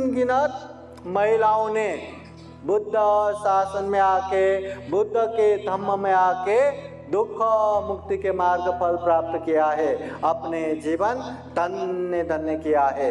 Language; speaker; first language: Hindi; non-native, local second language; Marathi